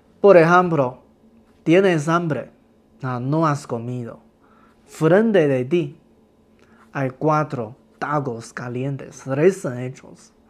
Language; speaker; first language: Spanish; non-native, learner; Chinese